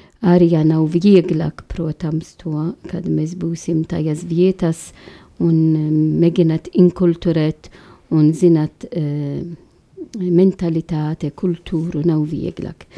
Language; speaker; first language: Latvian; non-native, fluent; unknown